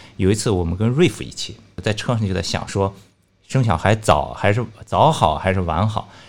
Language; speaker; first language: Chinese; native; Chinese